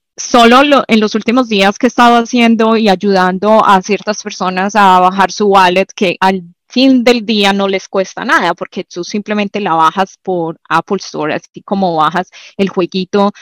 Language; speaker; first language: Spanish; native; Spanish